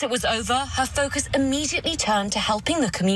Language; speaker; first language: English; native; English